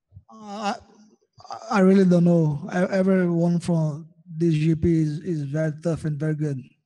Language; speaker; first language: English; non-native, learner; Portuguese